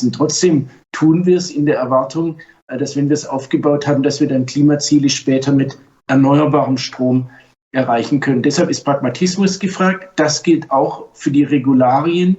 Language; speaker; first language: German; native; German